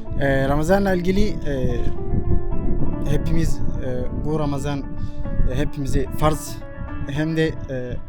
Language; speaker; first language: Turkish; non-native, learner; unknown